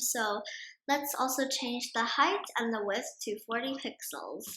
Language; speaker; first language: English; non-native, fluent; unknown